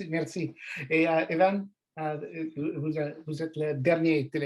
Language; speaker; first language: French; non-native, learner; English